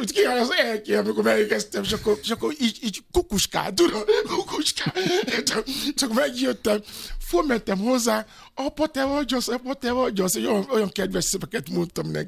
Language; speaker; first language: Hungarian; non-native, fluent; Yoruba